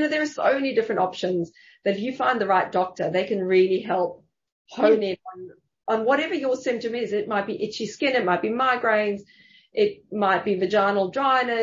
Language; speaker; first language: English; native; English